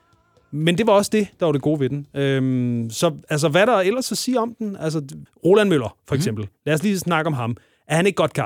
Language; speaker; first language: Danish; native; Danish